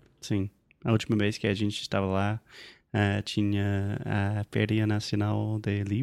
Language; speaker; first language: Portuguese; non-native, fluent; English